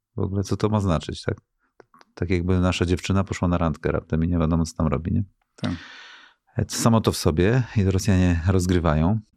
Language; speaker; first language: Polish; native; Polish